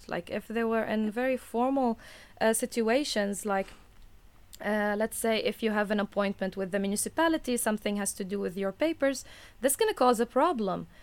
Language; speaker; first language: English; non-native, fluent; Arabic